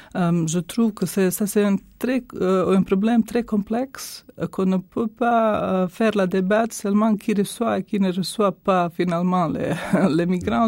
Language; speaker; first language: French; non-native, fluent; Croatian